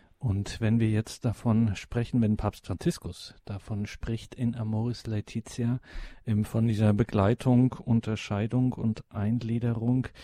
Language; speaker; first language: German; native; German